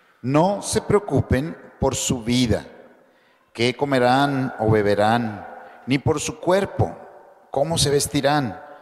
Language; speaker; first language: Spanish; native; Spanish